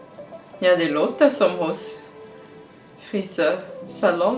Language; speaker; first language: Swedish; non-native, fluent; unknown